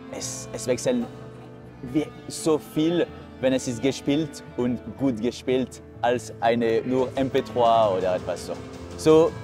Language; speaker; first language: German; non-native, local second language; French